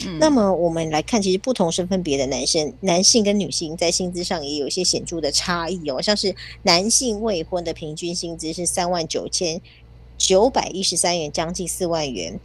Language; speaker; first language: Chinese; native; Chinese